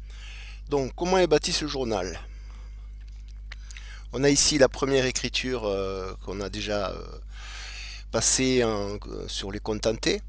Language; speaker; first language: French; native; French